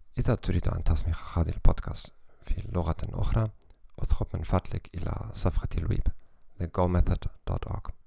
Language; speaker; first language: Arabic; non-native, learner; German